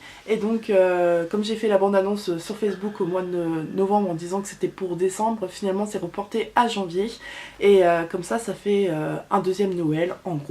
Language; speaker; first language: French; native; French